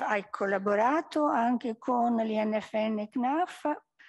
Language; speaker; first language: Italian; native; Italian